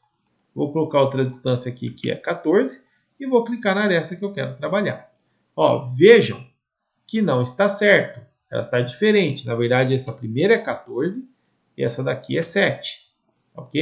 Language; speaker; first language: Portuguese; native; Portuguese